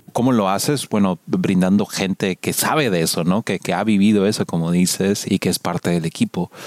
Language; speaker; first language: Spanish; native; Spanish